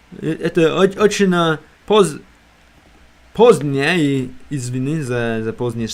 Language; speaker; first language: Russian; non-native, learner; English